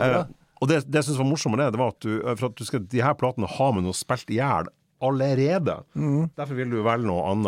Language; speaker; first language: Norwegian; native; Norwegian